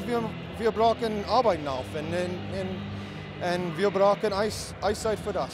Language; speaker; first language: German; non-native, learner; English